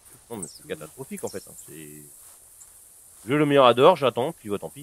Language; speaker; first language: French; native; French